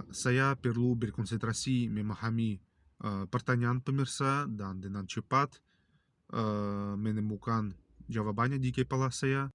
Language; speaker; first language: Indonesian; non-native, learner; Russian